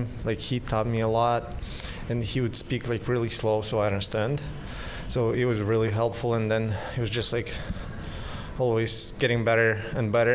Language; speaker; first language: English; non-native, fluent; Russian